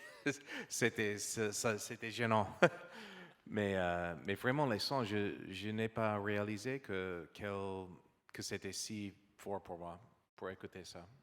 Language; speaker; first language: French; non-native, learner; English